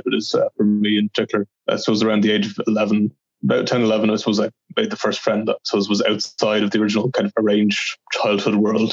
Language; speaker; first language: English; native; English